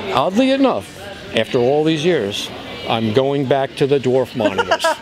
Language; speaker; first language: English; native; English